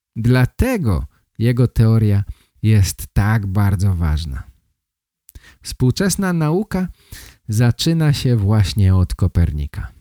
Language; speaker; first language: Polish; native; Polish